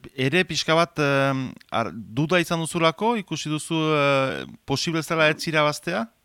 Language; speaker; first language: Basque; native; Basque